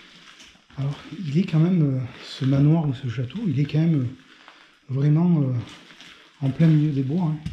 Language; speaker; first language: French; native; French